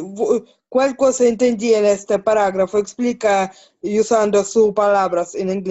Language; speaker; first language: Spanish; non-native, learner; Ukrainian